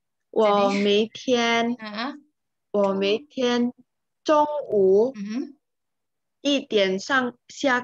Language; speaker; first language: Chinese; non-native, learner; Indonesian